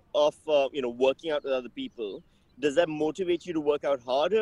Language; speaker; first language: English; non-native, local second language; Urdu